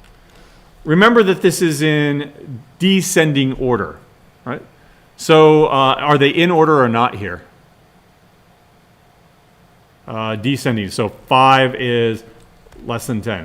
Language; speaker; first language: English; native; English